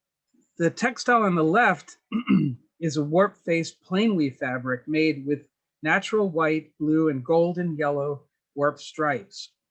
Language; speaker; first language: English; native; English